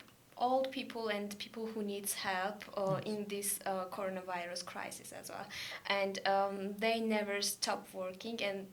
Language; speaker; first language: English; non-native, learner; Georgian